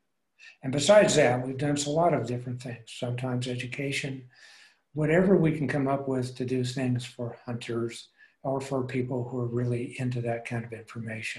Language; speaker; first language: English; native; English